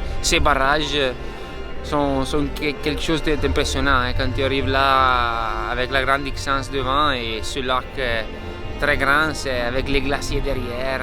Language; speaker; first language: French; non-native, local second language; Italian